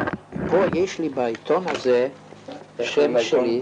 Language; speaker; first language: Hebrew; non-native, fluent; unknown